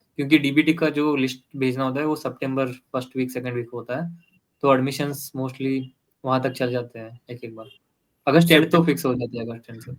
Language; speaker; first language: Hindi; non-native, local second language; Kannada